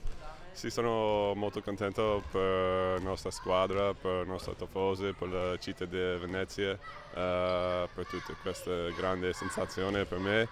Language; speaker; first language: Italian; non-native, learner; English